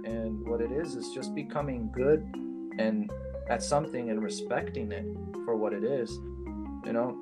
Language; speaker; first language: English; early bilingual, other home language; Spanish